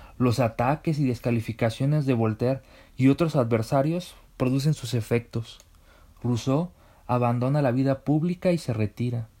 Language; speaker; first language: Spanish; native; Spanish